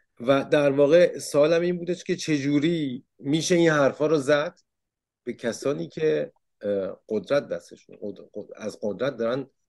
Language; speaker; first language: Persian; early bilingual, heritage; Persian